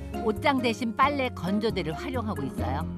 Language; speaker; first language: Korean; native; Korean